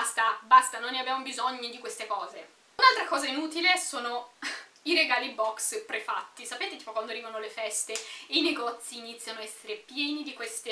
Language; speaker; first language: Italian; native; Italian